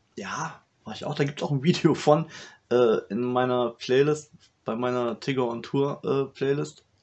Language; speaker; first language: German; native; German